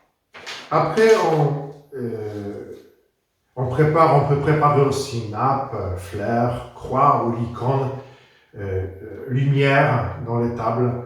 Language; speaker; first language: French; non-native, fluent; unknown